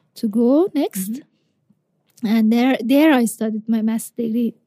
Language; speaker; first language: English; non-native, fluent; Persian